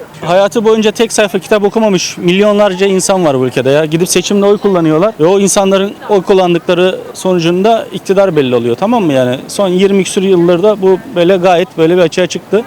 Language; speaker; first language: Turkish; native; Turkish